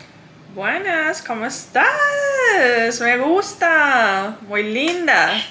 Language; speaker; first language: Spanish; non-native, learner; English